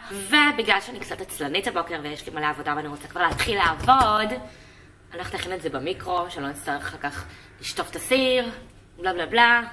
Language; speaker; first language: Hebrew; native; Hebrew